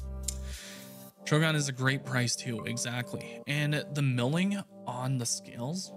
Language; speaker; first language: English; native; English